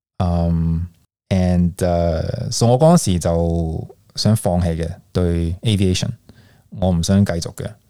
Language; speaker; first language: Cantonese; early bilingual, heritage; Cantonese